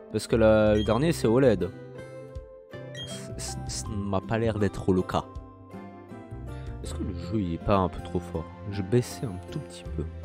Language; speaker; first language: French; native; French